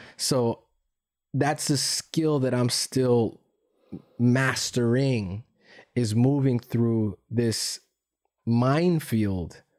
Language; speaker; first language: English; early bilingual, other home language; Spanish